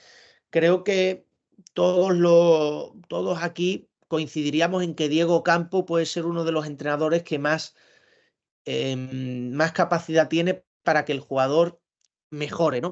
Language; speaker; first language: Spanish; native; Spanish